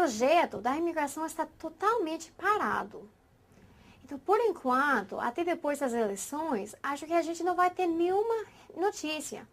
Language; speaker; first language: Portuguese; non-native, fluent; English